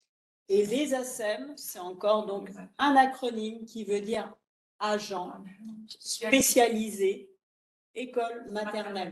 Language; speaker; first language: French; native; French